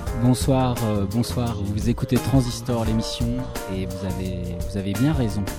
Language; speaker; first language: French; native; French